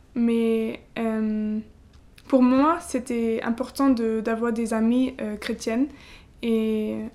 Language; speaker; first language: French; non-native, fluent; German